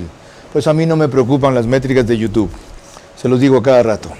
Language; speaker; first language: Spanish; native; Spanish